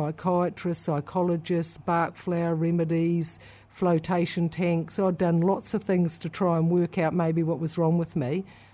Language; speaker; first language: English; native; English